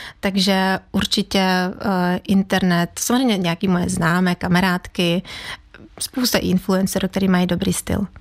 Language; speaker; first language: Czech; non-native, fluent; Ukrainian